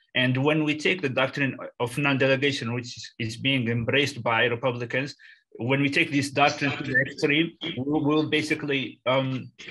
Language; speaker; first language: English; non-native, fluent; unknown